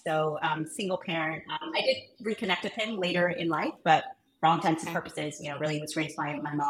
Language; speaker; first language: English; early bilingual, other home language; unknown